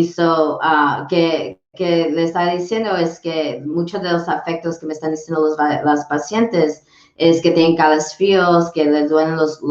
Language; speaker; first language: Spanish; early bilingual, heritage; English